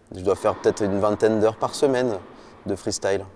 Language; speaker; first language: French; native; French